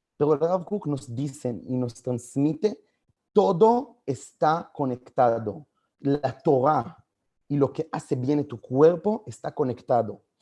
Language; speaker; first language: Spanish; non-native, fluent; Hebrew